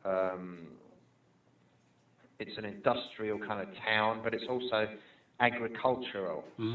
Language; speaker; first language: English; non-native, fluent; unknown